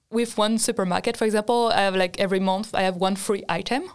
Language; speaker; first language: English; non-native, fluent; French